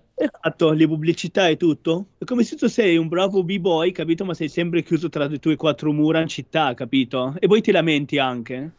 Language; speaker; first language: Italian; non-native, fluent; Arabic